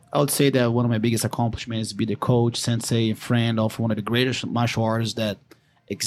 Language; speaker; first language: English; non-native, fluent; Portuguese